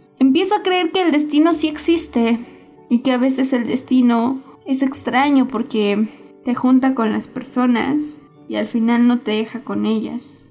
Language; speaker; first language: Spanish; native; Spanish